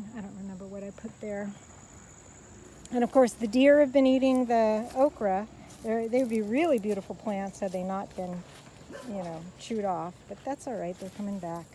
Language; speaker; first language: English; native; English